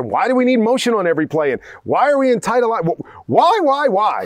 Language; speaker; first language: English; native; English